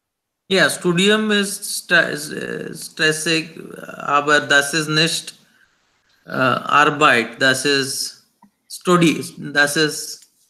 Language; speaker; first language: German; non-native, learner; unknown